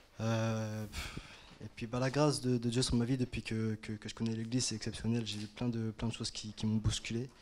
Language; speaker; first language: French; native; French